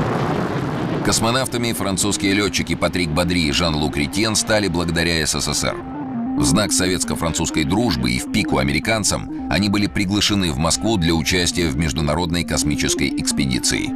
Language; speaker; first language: Russian; native; Russian